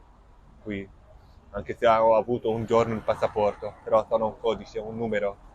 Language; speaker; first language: Italian; non-native, fluent; Arabic